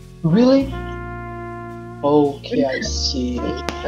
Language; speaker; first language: English; non-native, learner; Indonesian